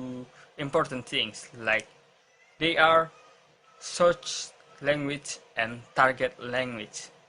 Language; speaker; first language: English; non-native, learner; Indonesian